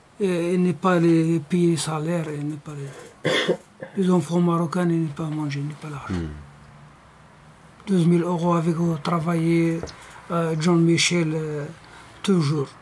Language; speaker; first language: French; non-native, learner; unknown